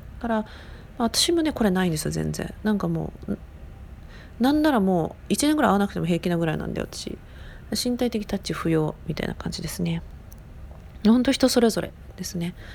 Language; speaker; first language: Japanese; native; Japanese